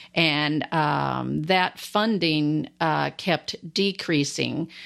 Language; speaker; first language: English; native; English